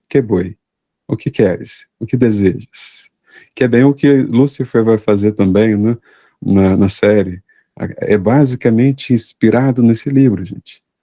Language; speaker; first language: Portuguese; native; Portuguese